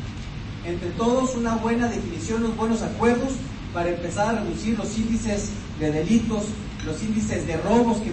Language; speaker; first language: Spanish; native; Spanish